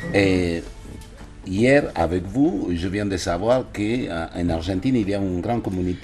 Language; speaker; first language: French; non-native, fluent; Spanish